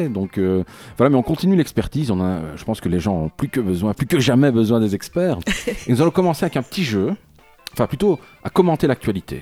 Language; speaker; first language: French; native; French